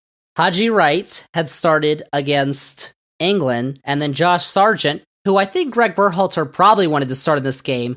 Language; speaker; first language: English; native; English